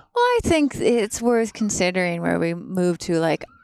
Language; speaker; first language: English; native; English